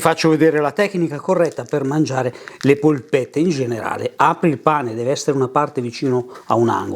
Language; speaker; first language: Italian; native; Italian